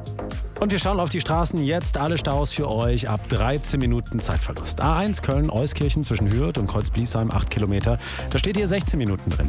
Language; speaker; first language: German; native; German